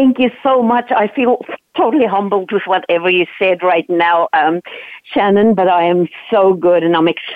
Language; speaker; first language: English; non-native, local second language; Dutch